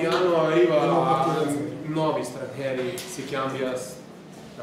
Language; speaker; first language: Italian; non-native, learner; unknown